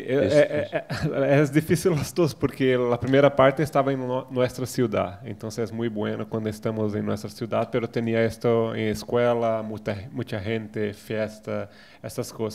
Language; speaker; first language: Spanish; non-native, fluent; Portuguese